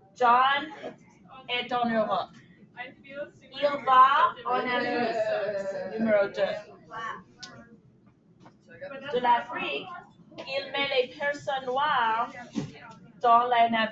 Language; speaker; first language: French; non-native, fluent; English